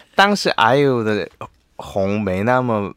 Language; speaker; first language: Chinese; non-native, learner; Korean